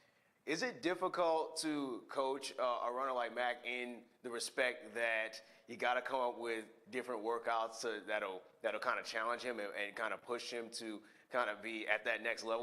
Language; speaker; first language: English; native; English